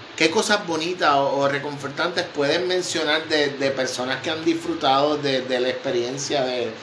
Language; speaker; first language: Spanish; native; Spanish